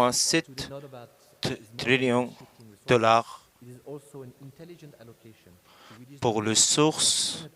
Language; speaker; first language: French; non-native, learner; Arabic